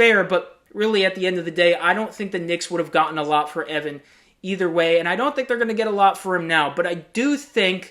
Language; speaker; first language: English; native; English